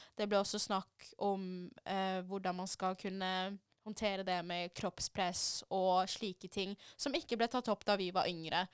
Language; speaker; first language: Norwegian; early bilingual, other home language; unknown